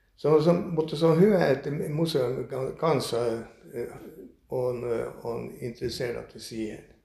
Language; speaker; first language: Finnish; early bilingual, heritage; Finnish